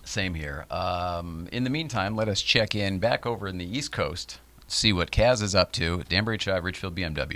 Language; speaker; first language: English; native; English